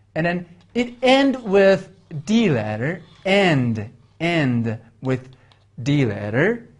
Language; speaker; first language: English; non-native, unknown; Mongolian